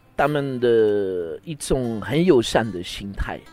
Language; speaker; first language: Chinese; non-native, fluent; French